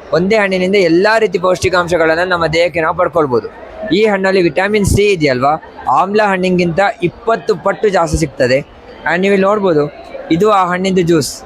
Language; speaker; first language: Kannada; native; Kannada